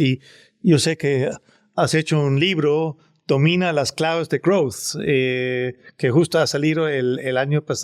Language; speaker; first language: Spanish; non-native, fluent; Danish